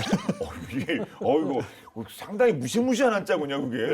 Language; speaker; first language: Korean; native; Korean